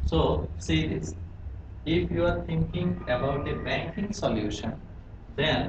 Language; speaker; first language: English; non-native, local second language; Bangla